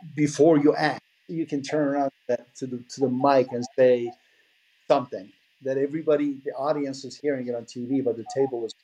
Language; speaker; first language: English; early bilingual, other home language; Persian